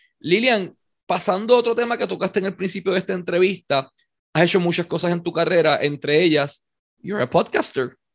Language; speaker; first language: Spanish; native; Spanish